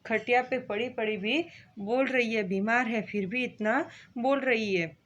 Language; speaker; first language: Hindi; non-native, local second language; Gujarati